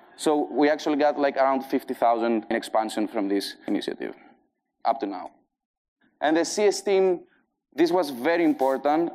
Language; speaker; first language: English; non-native, fluent; Greek